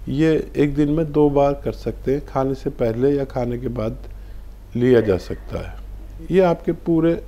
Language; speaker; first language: Hindi; native; Hindi